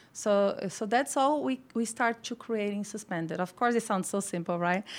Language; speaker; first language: English; non-native, fluent; Portuguese